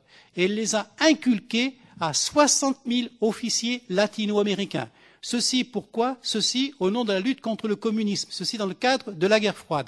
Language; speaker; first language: French; native; French